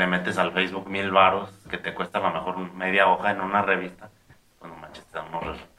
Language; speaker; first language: Spanish; native; Spanish